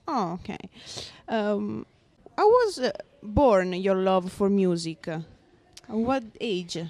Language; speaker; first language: English; non-native, learner; Italian